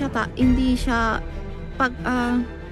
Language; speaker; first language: Filipino; non-native, learner; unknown